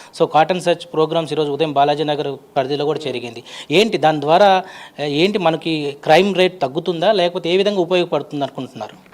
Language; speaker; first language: Telugu; native; Telugu